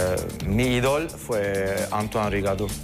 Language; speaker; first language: Spanish; non-native, learner; Turkish